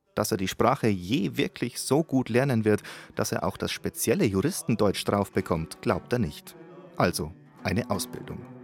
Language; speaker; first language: German; native; German